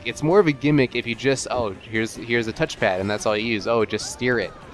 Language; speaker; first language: English; native; English